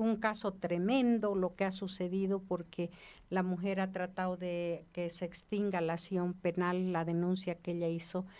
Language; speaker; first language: Spanish; native; Spanish